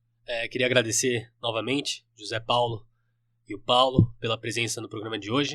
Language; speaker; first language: Portuguese; native; Portuguese